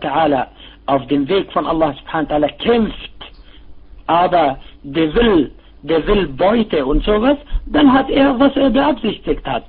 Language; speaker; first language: German; non-native, fluent; Arabic